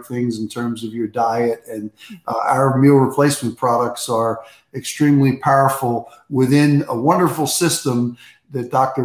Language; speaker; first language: English; native; English